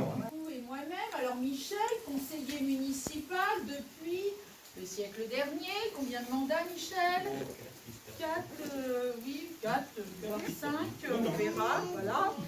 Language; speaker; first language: French; native; French